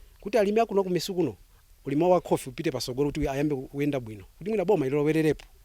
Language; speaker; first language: Nyanja; non-native, local second language; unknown